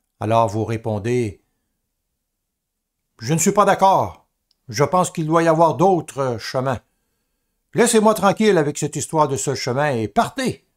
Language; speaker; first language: French; native; French